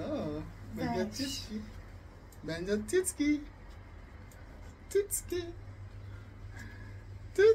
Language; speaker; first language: Polish; non-native, learner; English